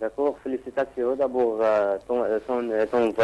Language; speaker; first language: French; non-native, learner; Arabic